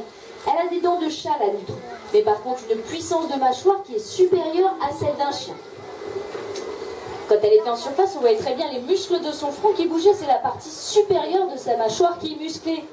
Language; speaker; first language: French; native; French